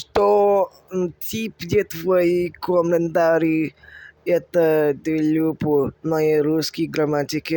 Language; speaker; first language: Russian; non-native, learner; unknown